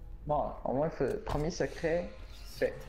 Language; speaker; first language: French; native; French